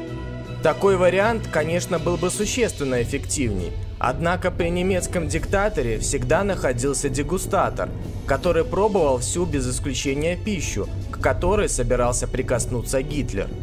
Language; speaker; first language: Russian; native; Russian